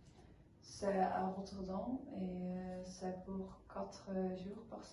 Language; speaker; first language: French; non-native, learner; Dutch